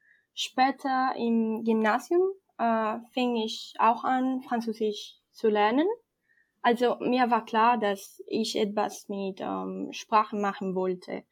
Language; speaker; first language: German; non-native, fluent; Spanish